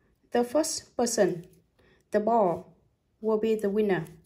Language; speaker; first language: English; non-native, fluent; Vietnamese